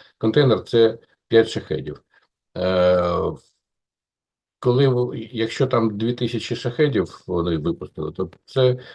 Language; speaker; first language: Ukrainian; native; Ukrainian